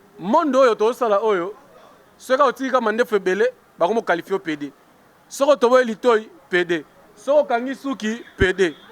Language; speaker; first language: Lingala; native; Lingala